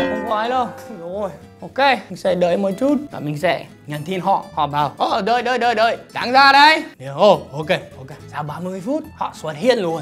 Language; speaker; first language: Vietnamese; non-native, fluent; English